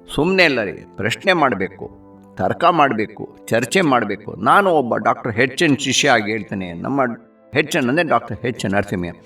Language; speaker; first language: Kannada; non-native, local second language; Tamil